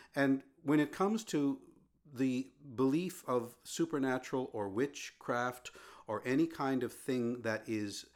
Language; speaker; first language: English; native; English